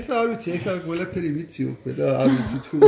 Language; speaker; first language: Georgian; non-native, learner; German